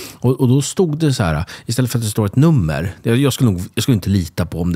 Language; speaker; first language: Swedish; native; Swedish